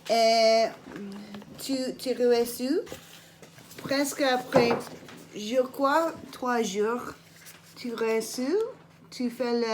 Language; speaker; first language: French; non-native, learner; English